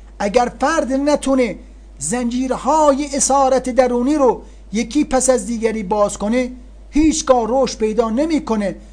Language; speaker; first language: Persian; native; Persian